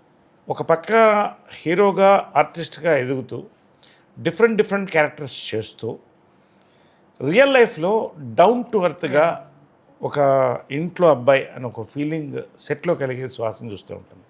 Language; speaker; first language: Telugu; native; Telugu